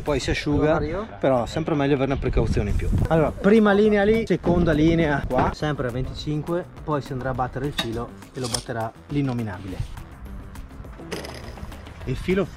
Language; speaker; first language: Italian; native; Italian